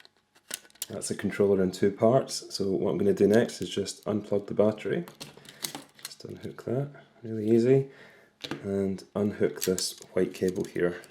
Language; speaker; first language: English; native; English